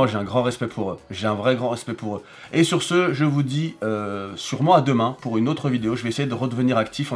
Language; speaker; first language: French; native; French